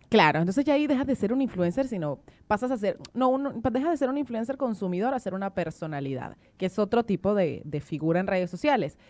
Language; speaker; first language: Spanish; native; Spanish